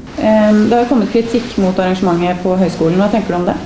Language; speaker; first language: Norwegian; native; Norwegian